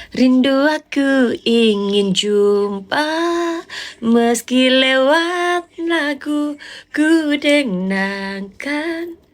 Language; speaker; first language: Indonesian; non-native, local second language; Javanese